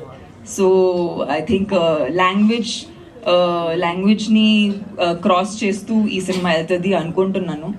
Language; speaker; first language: Telugu; non-native, fluent; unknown